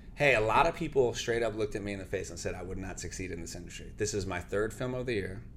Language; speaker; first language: English; early bilingual, other home language; Spanish